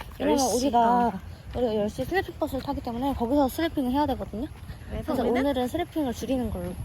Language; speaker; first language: Korean; native; Korean